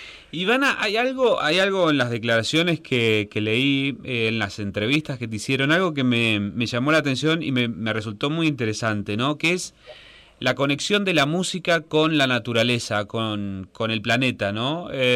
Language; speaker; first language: Spanish; native; Spanish